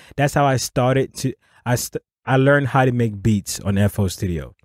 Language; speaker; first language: English; non-native, local second language; Akan